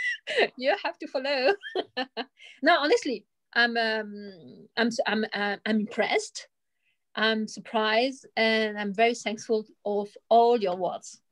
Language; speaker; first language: English; early bilingual, other home language; Arabic